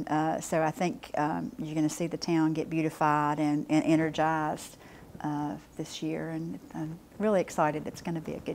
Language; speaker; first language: English; native; English